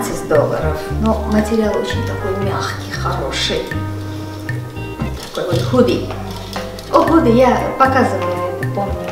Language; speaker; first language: Russian; non-native, local second language; Armenian